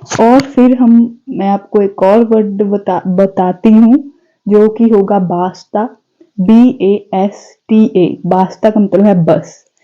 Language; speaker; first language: Hindi; non-native, local second language; Punjabi